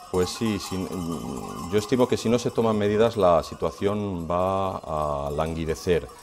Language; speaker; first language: Spanish; native; Spanish